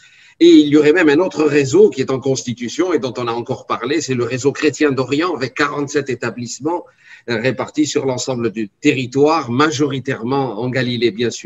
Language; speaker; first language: French; native; French